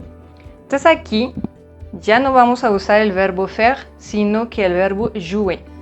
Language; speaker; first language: Spanish; non-native, fluent; French